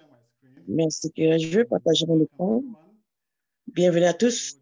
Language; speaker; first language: French; non-native, learner; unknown